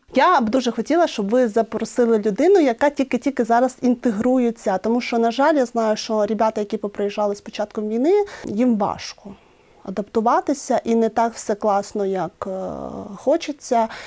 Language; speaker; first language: Ukrainian; native; Ukrainian